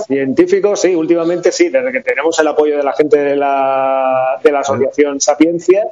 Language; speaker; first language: Spanish; native; Spanish